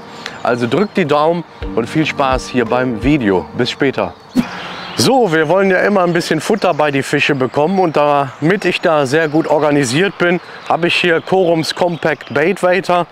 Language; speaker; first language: German; native; German